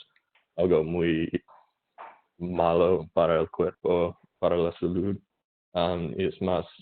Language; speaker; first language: Spanish; non-native, learner; English